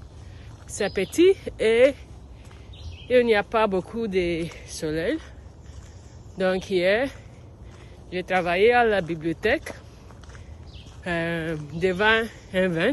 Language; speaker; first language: French; non-native, learner; English